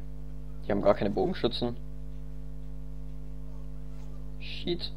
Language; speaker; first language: German; native; German